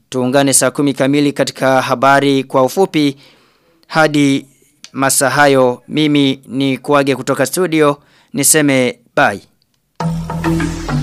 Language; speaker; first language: Swahili; non-native, local second language; Rundi